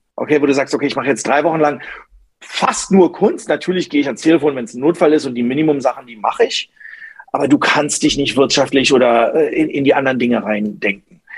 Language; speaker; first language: German; non-native, local second language; English